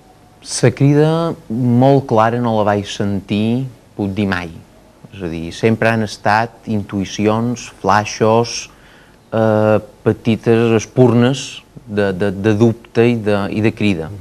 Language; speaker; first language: Catalan; native; Catalan